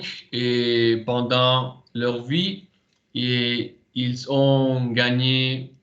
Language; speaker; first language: French; non-native, fluent; Spanish